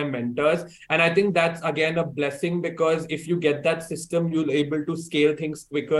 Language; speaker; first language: English; non-native, local second language; Hindi